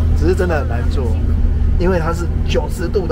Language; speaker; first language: Chinese; native; Chinese